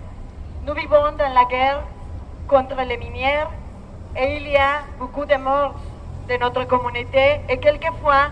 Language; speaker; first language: French; non-native, learner; Spanish